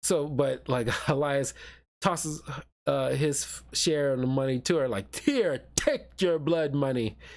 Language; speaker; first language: English; native; English